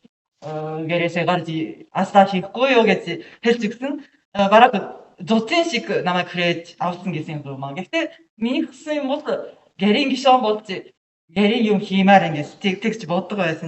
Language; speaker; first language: Mongolian; non-native, learner; Japanese